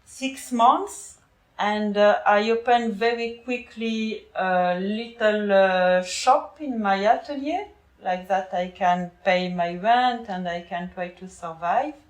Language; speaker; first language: English; non-native, learner; French